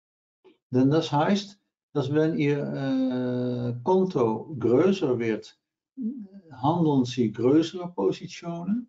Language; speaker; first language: German; non-native, learner; Dutch